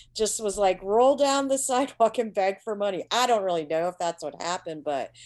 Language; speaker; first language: English; early bilingual, other home language; Hindi